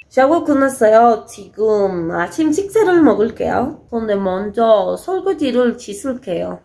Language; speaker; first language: Korean; non-native, learner; Spanish